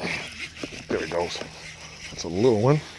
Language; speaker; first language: English; native; English